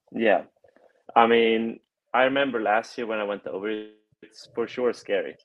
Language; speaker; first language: English; non-native, fluent; Swedish